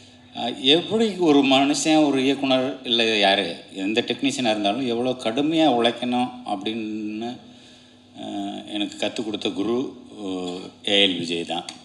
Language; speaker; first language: Tamil; native; Tamil